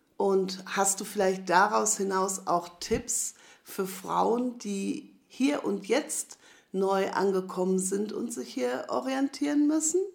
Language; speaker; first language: German; native; German